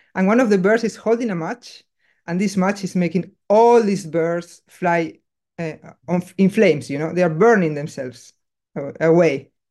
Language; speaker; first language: English; non-native, fluent; Spanish